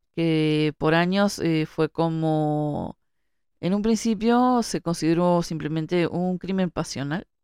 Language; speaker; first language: Spanish; native; Spanish